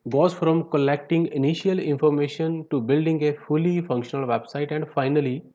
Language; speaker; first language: English; non-native, local second language; Punjabi